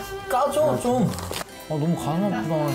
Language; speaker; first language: Korean; native; Korean